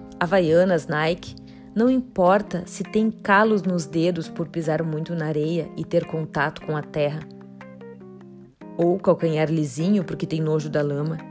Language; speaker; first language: Portuguese; native; Portuguese